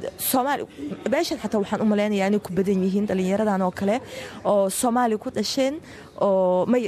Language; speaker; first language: Somali; early bilingual, heritage; Somali